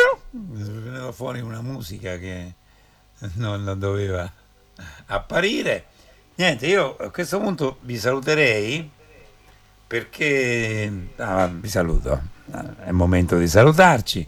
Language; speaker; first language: Italian; native; Italian